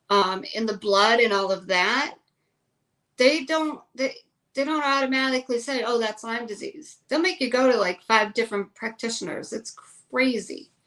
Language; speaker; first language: English; native; English